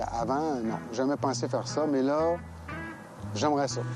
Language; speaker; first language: French; native; French